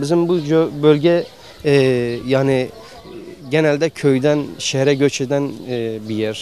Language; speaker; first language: Turkish; native; Turkish